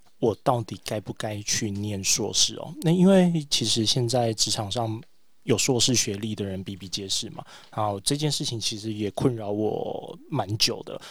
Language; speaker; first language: Chinese; native; Chinese